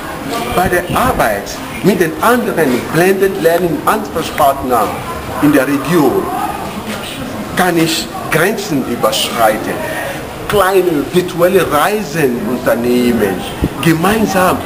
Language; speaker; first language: German; non-native, fluent; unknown